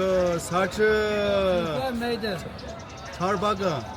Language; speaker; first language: Chinese; non-native, local second language; Uyghur